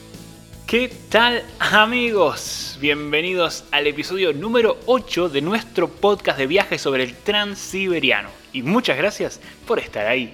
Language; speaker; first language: Spanish; native; Spanish